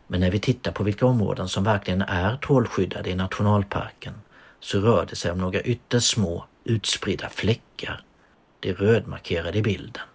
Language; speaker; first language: Swedish; native; Swedish